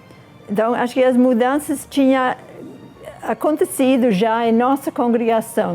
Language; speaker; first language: Portuguese; non-native, fluent; English